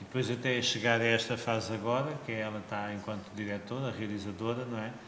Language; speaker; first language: Portuguese; native; Portuguese